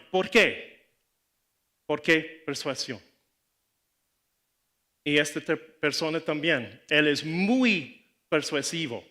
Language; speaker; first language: Spanish; non-native, learner; English